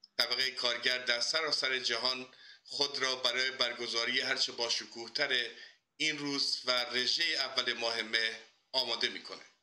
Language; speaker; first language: Persian; non-native, local second language; Kurdish